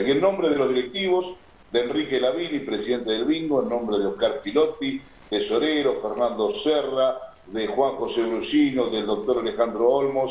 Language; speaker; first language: Spanish; native; Spanish